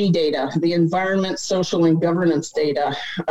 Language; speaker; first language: English; native; English